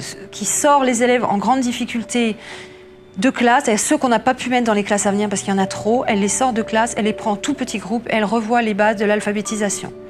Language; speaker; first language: French; native; French